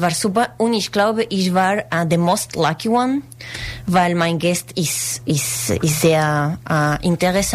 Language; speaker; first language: German; non-native, learner; Spanish